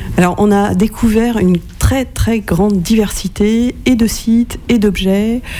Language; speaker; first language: French; native; French